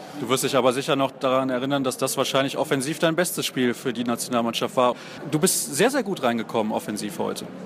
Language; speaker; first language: German; native; German